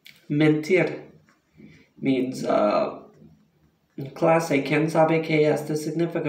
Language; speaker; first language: Spanish; non-native, learner; English